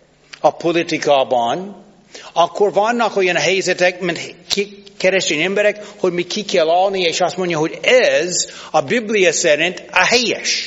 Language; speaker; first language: Hungarian; non-native, fluent; English